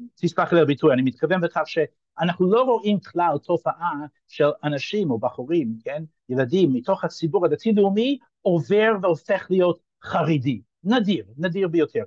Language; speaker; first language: Hebrew; non-native, fluent; English